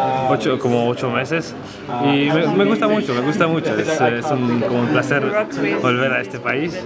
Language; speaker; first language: Spanish; non-native, fluent; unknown